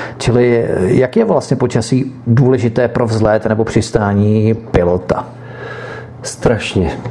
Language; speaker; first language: Czech; native; Czech